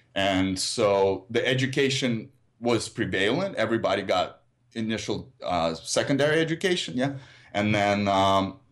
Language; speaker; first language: English; early bilingual, other home language; Russian